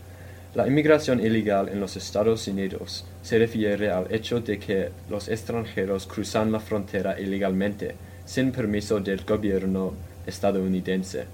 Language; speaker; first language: Spanish; non-native, fluent; English